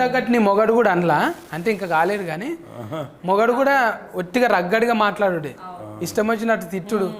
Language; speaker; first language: Telugu; native; Telugu